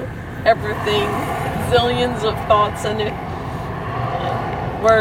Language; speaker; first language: English; native; English